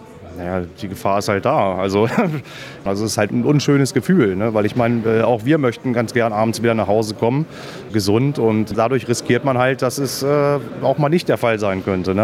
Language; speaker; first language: German; native; German